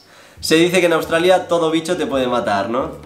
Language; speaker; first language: Spanish; native; Spanish